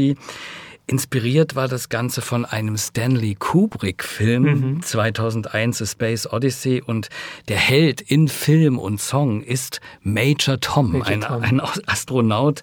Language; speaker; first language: German; native; German